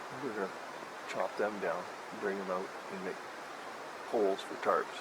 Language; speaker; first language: English; native; English